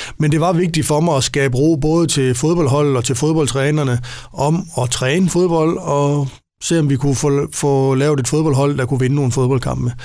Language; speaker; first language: Danish; native; Danish